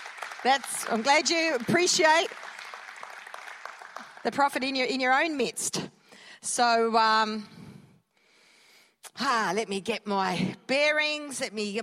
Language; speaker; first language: English; native; English